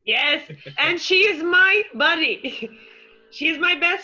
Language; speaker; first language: English; non-native, fluent; Turkish